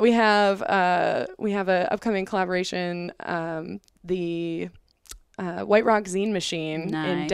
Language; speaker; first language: English; native; English